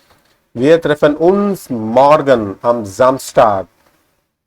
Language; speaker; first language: German; non-native, fluent; Tamil